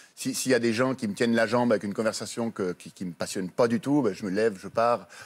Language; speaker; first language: French; native; French